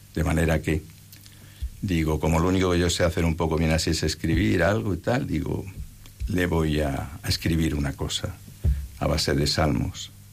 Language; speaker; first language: Spanish; native; Spanish